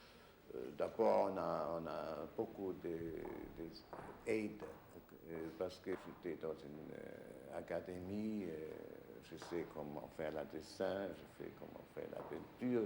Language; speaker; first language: French; non-native, fluent; German